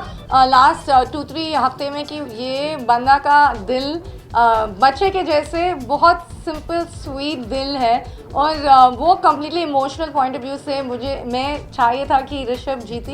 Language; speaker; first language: Hindi; non-native, local second language; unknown